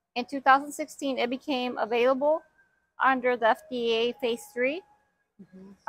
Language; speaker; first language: English; native; English